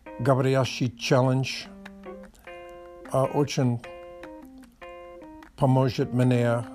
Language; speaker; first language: Russian; non-native, learner; English